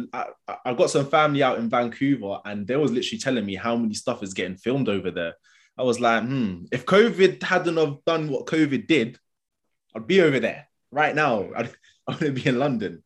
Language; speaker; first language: English; native; English